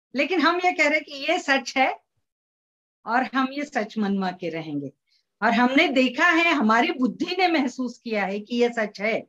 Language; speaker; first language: Hindi; non-native, local second language; Marathi